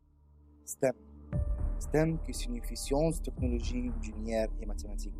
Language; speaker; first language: French; non-native, learner; Arabic